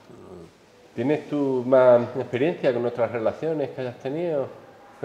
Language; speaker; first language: Spanish; native; Spanish